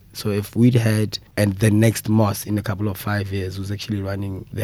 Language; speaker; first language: English; non-native, local second language; Southern Sotho